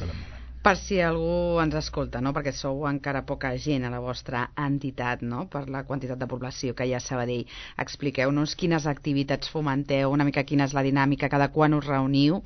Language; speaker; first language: Catalan; native; Catalan